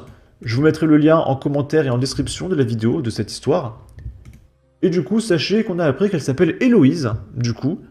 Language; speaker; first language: French; native; French